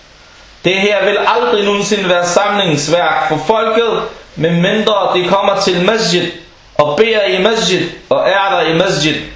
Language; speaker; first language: Danish; non-native, fluent; Arabic